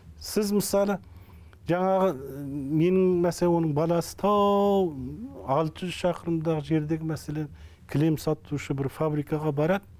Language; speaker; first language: Kazakh; early bilingual, heritage; Kazakh